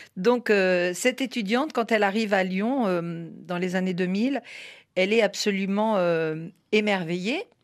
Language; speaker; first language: French; native; French